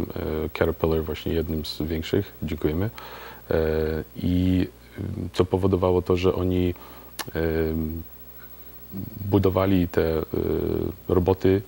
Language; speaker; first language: Polish; native; Polish